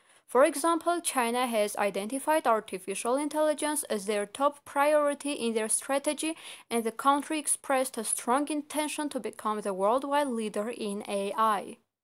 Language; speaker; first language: English; non-native, fluent; Armenian